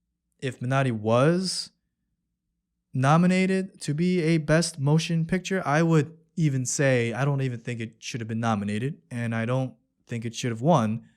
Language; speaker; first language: English; early bilingual, other home language; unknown